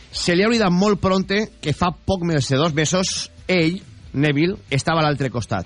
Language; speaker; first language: Catalan; native; Catalan